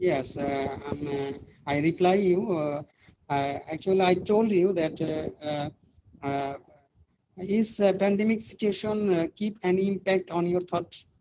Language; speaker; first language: English; non-native, learner; Bangla